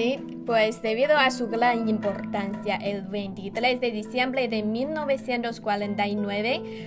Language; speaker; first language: Spanish; non-native, fluent; Chinese